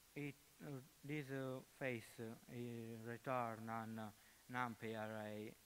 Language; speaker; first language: English; non-native, fluent; Italian